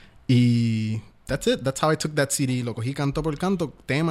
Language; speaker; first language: English; non-native, local second language; Spanish